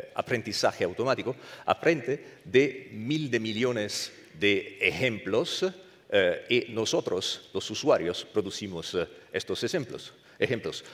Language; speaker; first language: Spanish; non-native, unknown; Italian